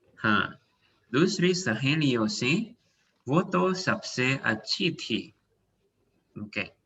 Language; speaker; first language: Hindi; non-native, fluent; Indonesian